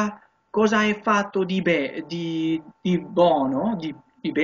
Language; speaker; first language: Italian; non-native, learner; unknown